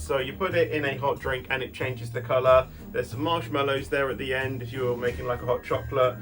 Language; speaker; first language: English; native; English